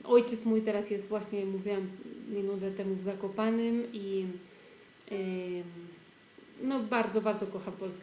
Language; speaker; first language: Polish; early bilingual, heritage; Polish